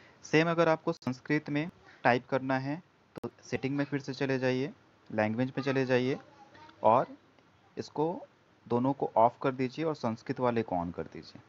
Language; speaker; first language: Hindi; native; Hindi